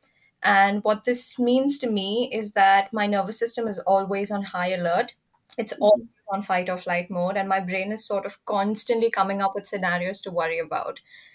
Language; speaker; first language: English; non-native, local second language; Hindi